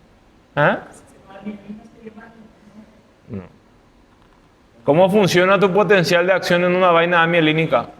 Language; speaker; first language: Spanish; non-native, fluent; Portuguese